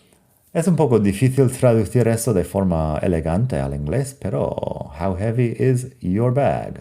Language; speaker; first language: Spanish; non-native, fluent; English